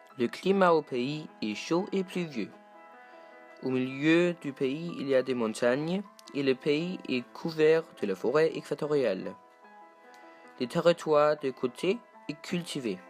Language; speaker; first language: French; non-native, learner; Danish